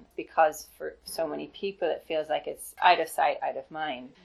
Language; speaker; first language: English; native; English